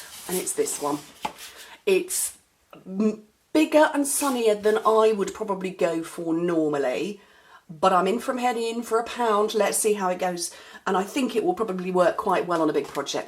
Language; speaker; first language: English; native; English